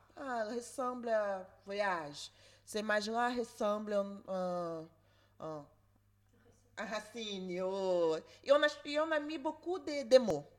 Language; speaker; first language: French; non-native, learner; Portuguese